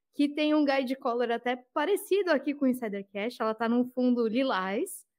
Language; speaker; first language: Portuguese; native; Portuguese